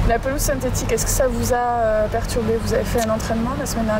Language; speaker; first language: French; native; French